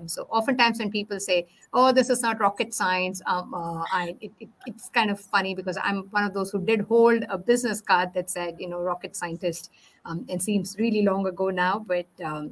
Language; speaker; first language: English; non-native, local second language; Tamil